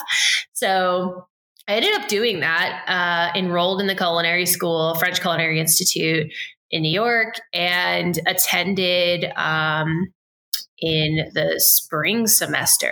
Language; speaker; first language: English; native; English